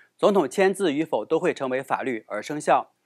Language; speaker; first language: Chinese; native; Chinese